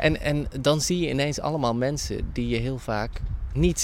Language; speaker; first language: Dutch; native; Dutch